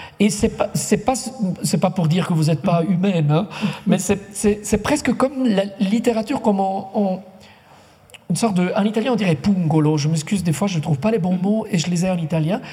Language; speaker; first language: French; non-native, local second language; Italian